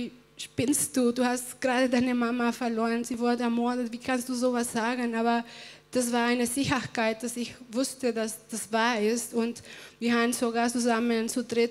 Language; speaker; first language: German; non-native, fluent; Spanish